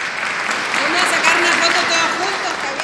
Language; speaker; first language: Spanish; native; Spanish